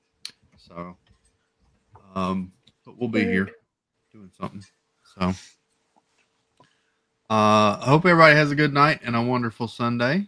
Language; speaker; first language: English; native; English